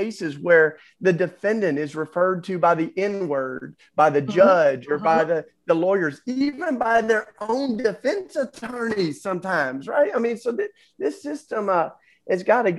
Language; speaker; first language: English; native; English